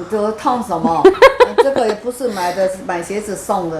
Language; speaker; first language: Chinese; native; Chinese